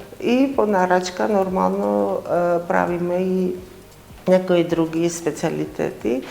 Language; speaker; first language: Macedonian; non-native, fluent; Armenian